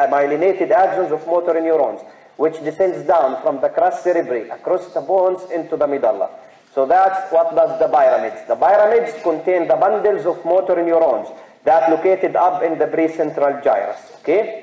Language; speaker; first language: English; non-native, fluent; Arabic